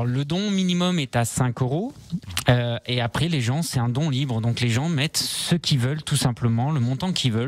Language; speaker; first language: French; native; French